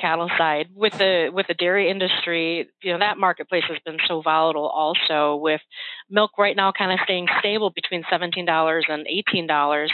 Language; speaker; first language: English; native; English